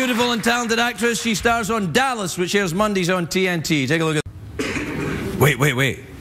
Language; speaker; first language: English; native; English